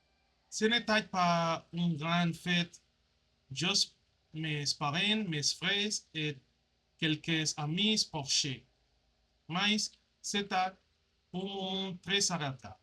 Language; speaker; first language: French; non-native, learner; Spanish